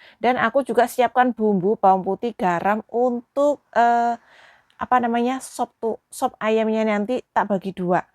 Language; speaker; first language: Indonesian; non-native, local second language; Javanese